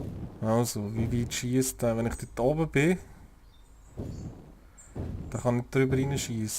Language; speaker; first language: German; native; German